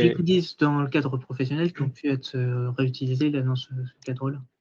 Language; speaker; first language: French; native; French